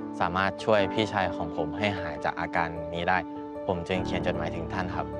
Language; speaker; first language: Thai; native; Thai